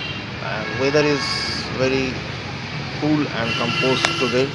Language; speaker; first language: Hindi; non-native, local second language; Bangla